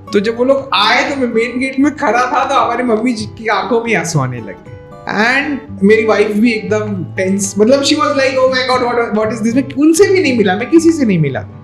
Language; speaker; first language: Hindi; non-native, local second language; Marathi